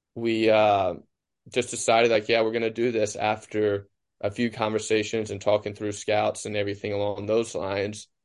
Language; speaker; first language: English; native; English